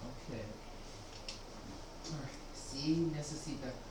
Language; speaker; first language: Spanish; non-native, learner; English